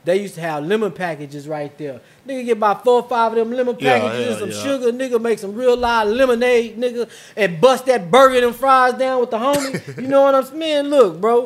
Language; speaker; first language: English; native; English